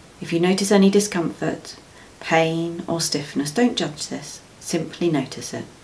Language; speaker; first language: English; native; English